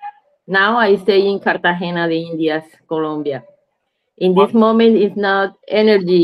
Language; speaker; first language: English; non-native, learner; Spanish